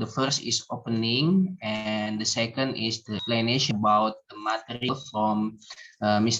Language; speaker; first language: English; non-native, learner; Indonesian